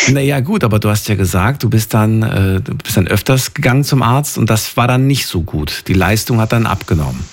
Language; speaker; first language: German; native; German